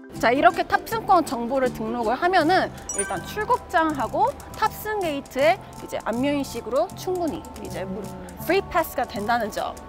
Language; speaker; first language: Korean; native; Korean